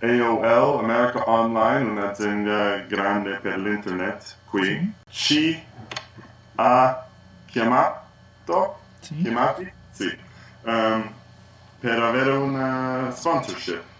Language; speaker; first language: Italian; non-native, learner; English